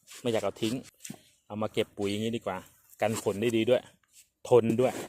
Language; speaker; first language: Thai; native; Thai